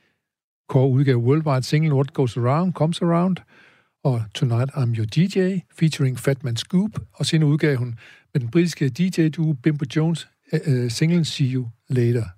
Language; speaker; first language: Danish; native; Danish